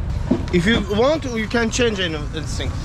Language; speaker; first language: English; non-native, learner; Azerbaijani